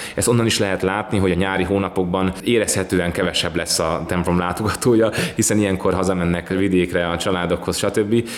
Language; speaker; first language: Hungarian; native; Hungarian